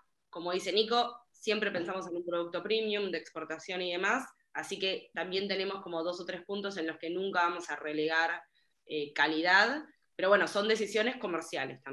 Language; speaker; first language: Spanish; native; Spanish